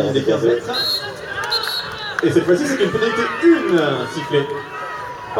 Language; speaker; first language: French; native; French